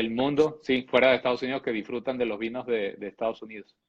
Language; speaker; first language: Spanish; native; Spanish